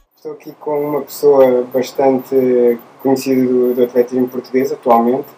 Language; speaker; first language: Portuguese; native; Portuguese